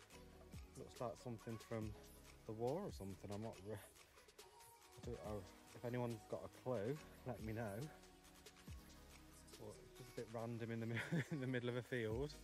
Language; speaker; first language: English; native; English